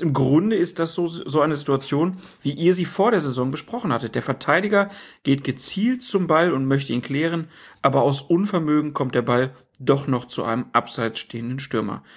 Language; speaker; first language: German; native; German